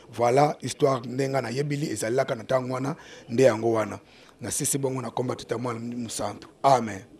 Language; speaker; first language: Lingala; non-native, local second language; Kongo